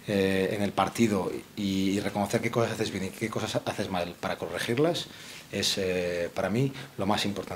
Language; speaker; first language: Spanish; native; Spanish